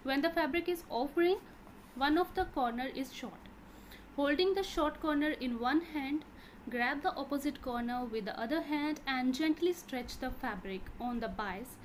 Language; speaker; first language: English; non-native, local second language; Punjabi